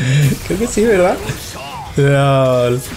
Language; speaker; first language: Spanish; native; Spanish